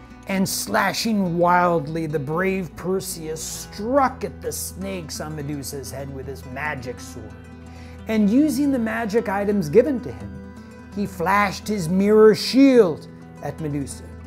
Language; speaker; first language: English; native; English